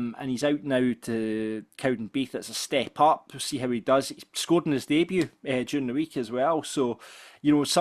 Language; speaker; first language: English; native; English